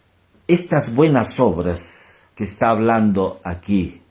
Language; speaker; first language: Spanish; native; Spanish